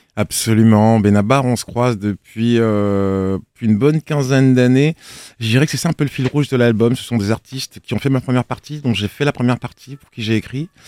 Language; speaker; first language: French; native; French